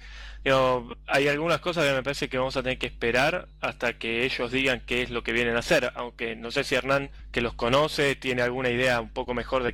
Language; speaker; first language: Spanish; native; Spanish